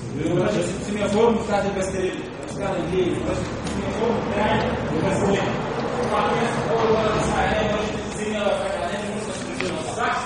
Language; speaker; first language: Arabic; native; Arabic